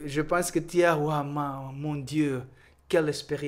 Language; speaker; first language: French; non-native, fluent; Portuguese